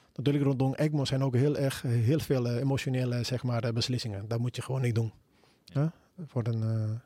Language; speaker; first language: Dutch; non-native, fluent; Spanish